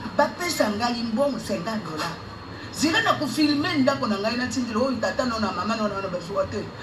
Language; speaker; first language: Lingala; non-native, local second language; Luba-Lulua